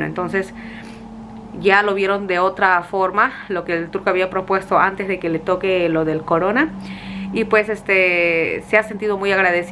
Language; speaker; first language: Spanish; native; Spanish